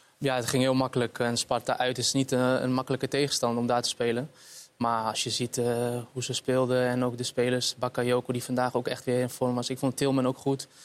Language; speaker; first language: Dutch; early bilingual, other home language; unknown